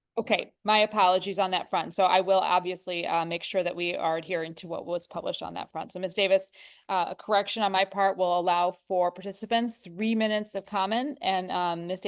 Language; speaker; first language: English; native; English